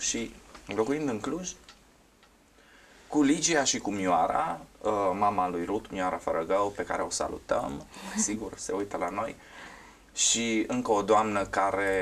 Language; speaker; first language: Romanian; native; Romanian